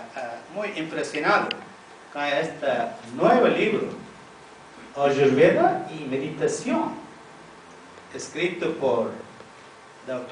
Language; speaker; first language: Spanish; non-native, fluent; Tamil